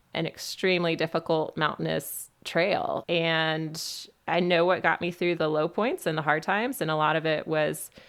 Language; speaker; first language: English; native; English